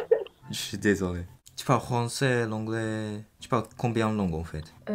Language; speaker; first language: French; non-native, learner; Japanese